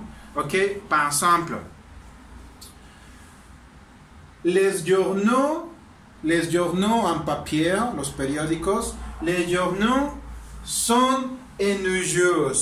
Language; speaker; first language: French; non-native, learner; Spanish